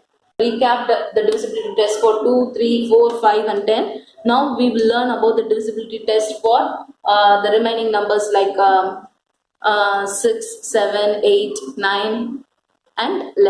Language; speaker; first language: English; non-native, local second language; Tamil